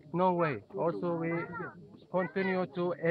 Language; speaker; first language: English; non-native, learner; Kurdish